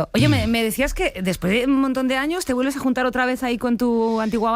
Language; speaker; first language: Spanish; native; Spanish